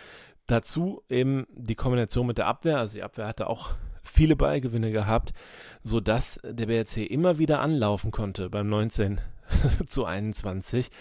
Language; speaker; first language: German; native; German